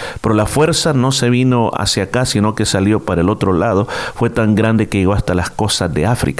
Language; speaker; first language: Spanish; native; Spanish